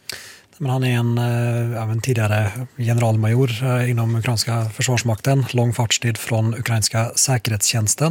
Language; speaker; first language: Swedish; native; Swedish